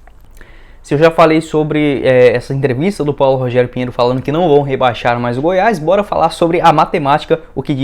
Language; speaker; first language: Portuguese; native; Portuguese